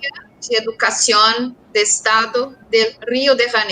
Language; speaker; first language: Spanish; non-native, fluent; Portuguese